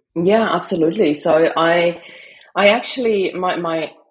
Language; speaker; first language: English; non-native, fluent; German